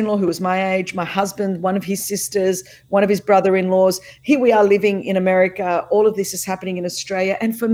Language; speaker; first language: English; non-native, local second language; Greek